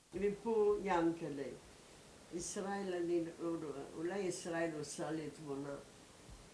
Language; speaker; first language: Hebrew; non-native, learner; German